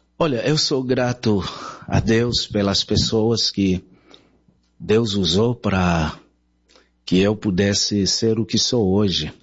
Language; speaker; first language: Portuguese; native; Portuguese